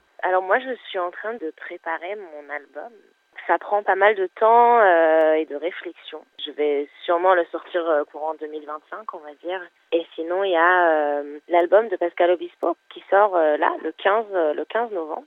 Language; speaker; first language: French; non-native, fluent; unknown